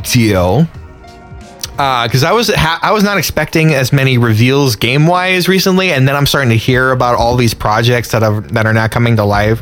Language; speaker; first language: English; native; English